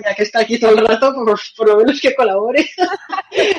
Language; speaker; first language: Spanish; early bilingual, other home language; Russian